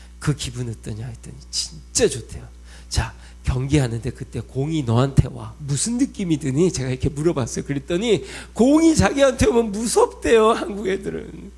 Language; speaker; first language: Korean; early bilingual, heritage; Korean